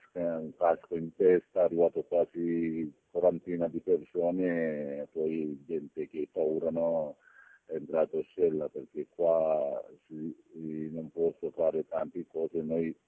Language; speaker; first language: Italian; non-native, learner; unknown